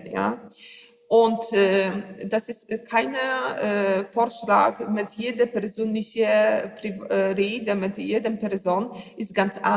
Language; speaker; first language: German; non-native, learner; Polish